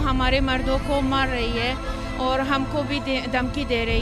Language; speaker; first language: Hindi; non-native, learner; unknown